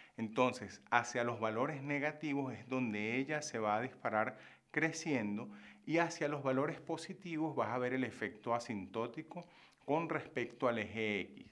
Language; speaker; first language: Spanish; native; Spanish